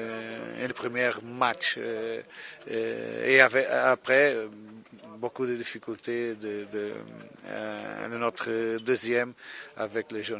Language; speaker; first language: French; non-native, fluent; Portuguese